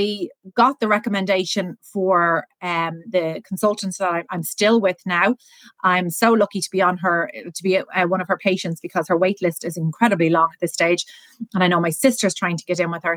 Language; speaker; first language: English; native; English